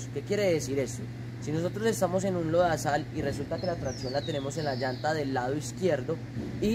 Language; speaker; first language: Spanish; native; Spanish